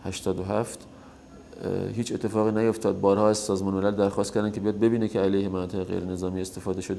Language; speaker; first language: Persian; native; Persian